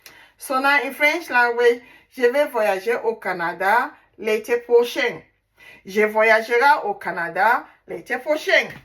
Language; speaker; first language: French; non-native, learner; Igbo